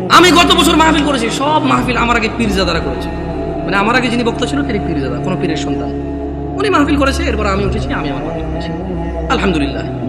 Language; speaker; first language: Bangla; early bilingual, heritage; Bangla